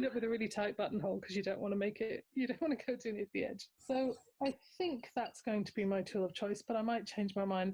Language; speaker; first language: English; native; English